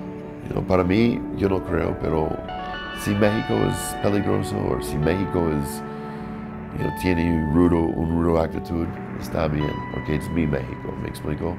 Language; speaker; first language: Spanish; non-native, learner; English